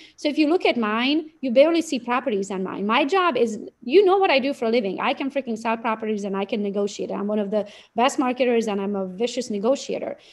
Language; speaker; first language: English; non-native, fluent; Romanian